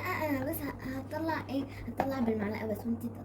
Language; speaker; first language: Arabic; native; Arabic